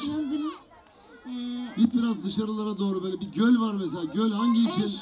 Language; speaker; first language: Turkish; native; Turkish